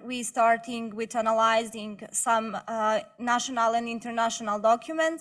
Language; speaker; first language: English; non-native, learner; Bosnian